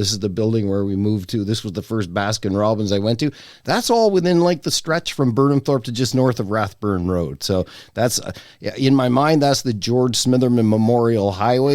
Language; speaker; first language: English; native; English